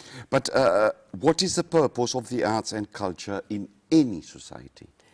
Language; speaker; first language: English; non-native, local second language; Seselwa Creole French